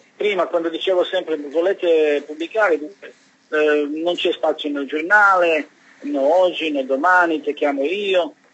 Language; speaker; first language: Italian; non-native, learner; Serbian